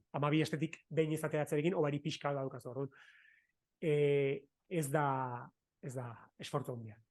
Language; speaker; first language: Basque; native; Basque